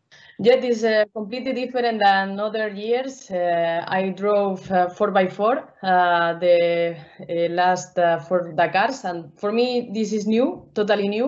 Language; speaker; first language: English; non-native, learner; Spanish